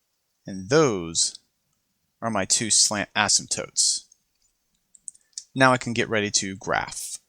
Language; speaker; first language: English; native; English